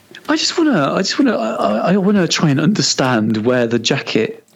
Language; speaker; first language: English; native; English